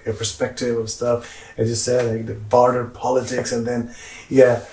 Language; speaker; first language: English; non-native, fluent; Portuguese